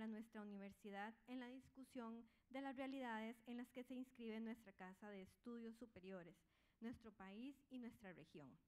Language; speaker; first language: Spanish; native; Spanish